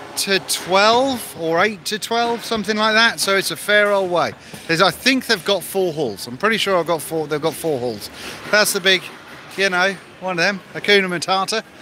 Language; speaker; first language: English; native; English